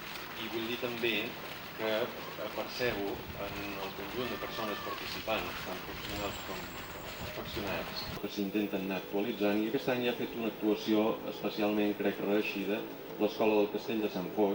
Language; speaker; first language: Catalan; native; Catalan